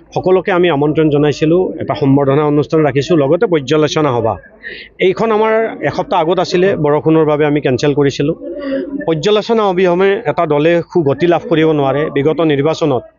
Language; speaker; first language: Assamese; native; Assamese